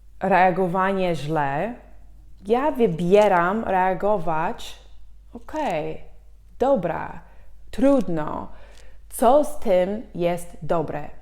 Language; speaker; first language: Polish; non-native, fluent; English